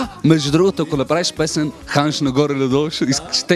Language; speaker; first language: Bulgarian; native; Bulgarian